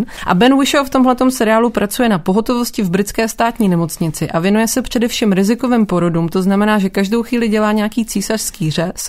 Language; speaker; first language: Czech; native; Czech